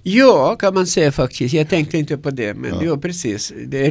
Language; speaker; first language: Swedish; non-native, learner; Russian